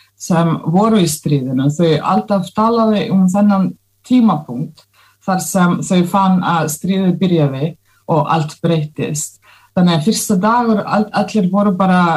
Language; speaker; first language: Icelandic; non-native, fluent; Russian